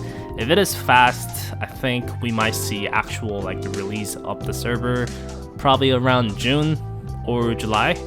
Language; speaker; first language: English; non-native, fluent; Korean